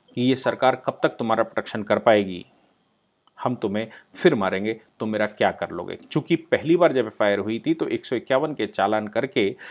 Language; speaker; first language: Hindi; native; Hindi